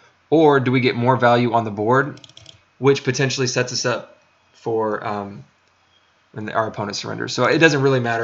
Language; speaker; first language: English; native; English